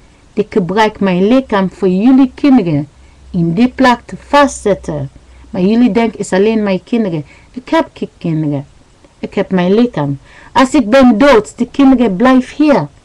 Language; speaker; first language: Dutch; non-native, learner; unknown